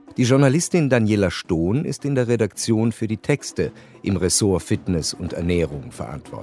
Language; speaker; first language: German; native; German